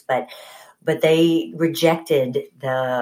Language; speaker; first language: English; native; English